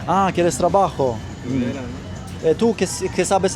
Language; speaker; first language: Spanish; non-native, learner; German